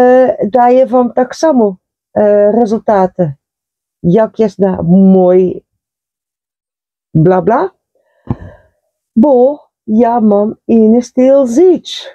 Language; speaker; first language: Polish; non-native, learner; Dutch